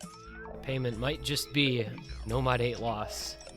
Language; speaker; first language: English; native; English